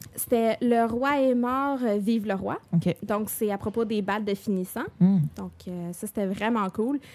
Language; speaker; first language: French; native; French